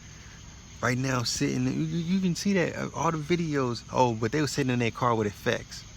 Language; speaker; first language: English; native; English